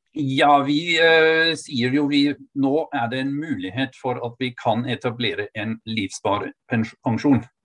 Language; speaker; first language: Norwegian; non-native, fluent; German